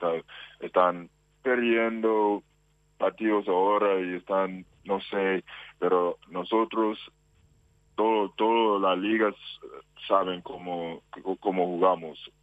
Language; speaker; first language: Spanish; non-native, fluent; English